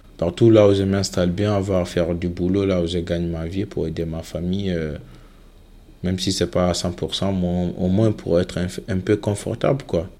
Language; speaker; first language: French; non-native, local second language; Fula